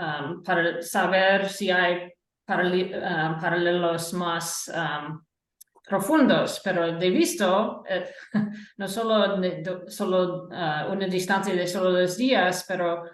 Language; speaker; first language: Spanish; non-native, fluent; English